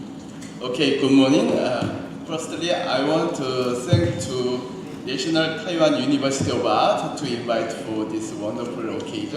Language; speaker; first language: English; non-native, learner; Korean